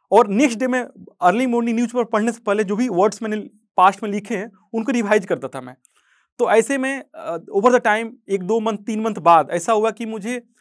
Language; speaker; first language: Hindi; native; Hindi